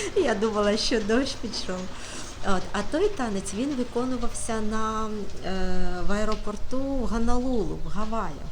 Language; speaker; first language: Ukrainian; native; Ukrainian